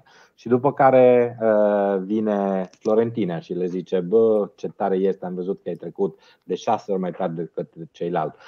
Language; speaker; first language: Romanian; non-native, fluent; Italian